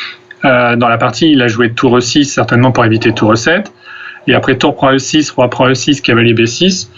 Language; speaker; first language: French; native; French